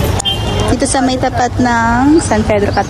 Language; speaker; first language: Filipino; native; Filipino